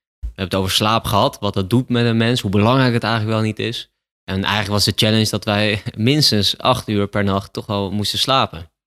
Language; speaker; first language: Dutch; native; Dutch